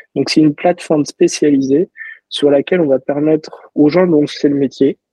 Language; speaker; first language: French; native; French